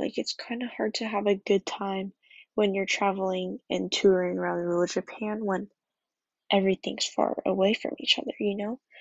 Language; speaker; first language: English; early bilingual, other home language; Japanese